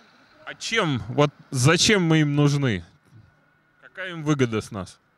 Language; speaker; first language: Russian; native; Russian